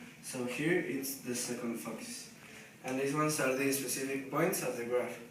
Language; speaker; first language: English; non-native, fluent; Spanish